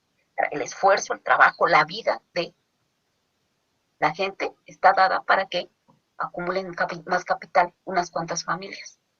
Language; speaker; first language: Spanish; native; Spanish